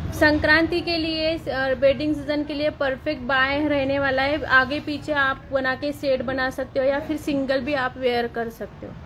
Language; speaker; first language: Hindi; non-native, local second language; Marathi